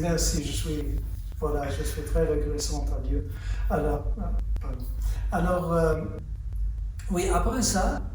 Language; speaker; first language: French; early bilingual, heritage; French